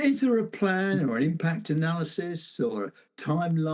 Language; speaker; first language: English; native; English